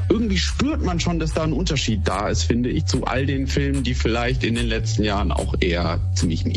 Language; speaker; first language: German; native; German